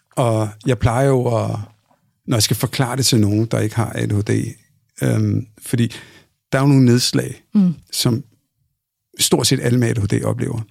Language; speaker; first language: Danish; early bilingual, other home language; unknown